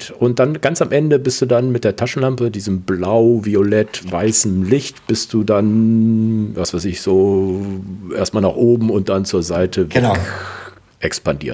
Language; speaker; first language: German; native; German